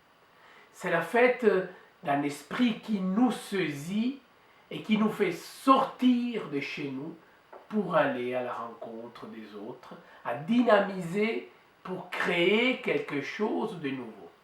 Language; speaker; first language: French; native; French